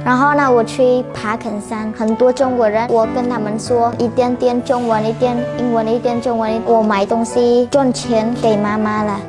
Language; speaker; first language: Chinese; non-native, learner; Khmer